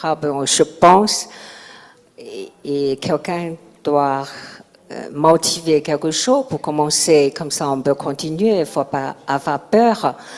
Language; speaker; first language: French; non-native, learner; Chinese